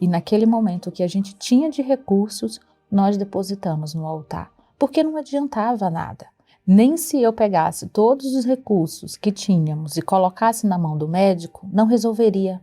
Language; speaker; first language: Portuguese; native; Portuguese